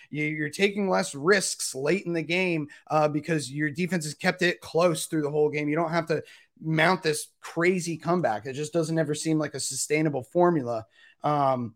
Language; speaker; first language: English; native; English